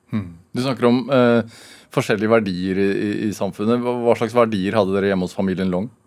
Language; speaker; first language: Norwegian; native; Norwegian